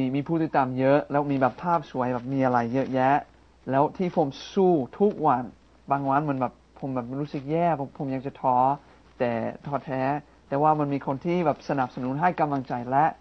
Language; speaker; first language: Thai; non-native, fluent; English